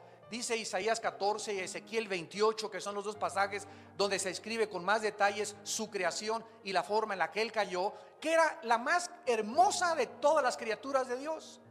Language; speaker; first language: Spanish; native; Spanish